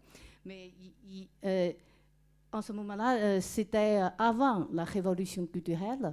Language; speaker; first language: French; non-native, fluent; Chinese